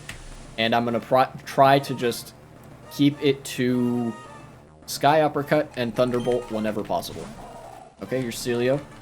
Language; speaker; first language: English; native; English